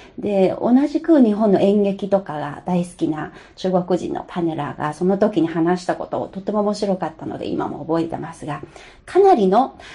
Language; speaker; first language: Japanese; non-native, fluent; Chinese